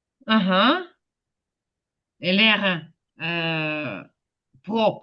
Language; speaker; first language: French; non-native, fluent; Ukrainian